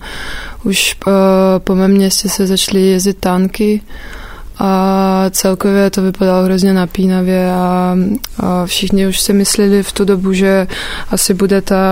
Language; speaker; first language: Czech; non-native, fluent; Russian